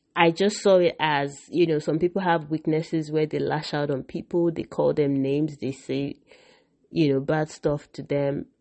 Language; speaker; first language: English; non-native, local second language; Yoruba